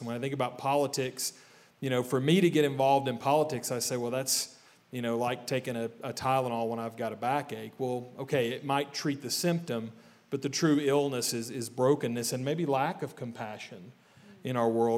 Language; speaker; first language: English; native; English